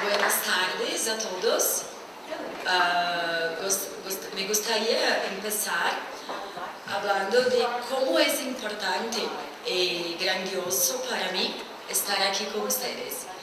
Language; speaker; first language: Spanish; non-native, fluent; Portuguese